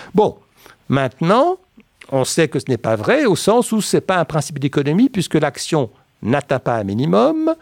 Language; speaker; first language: French; native; French